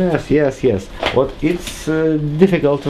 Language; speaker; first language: English; non-native, learner; Russian